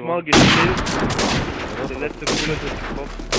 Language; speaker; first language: German; non-native, local second language; Swedish